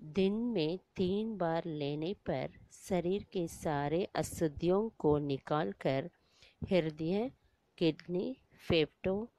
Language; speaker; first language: Hindi; non-native, local second language; Tamil